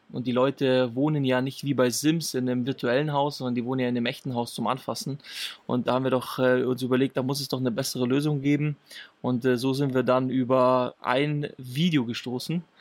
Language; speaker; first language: German; early bilingual, other home language; Italian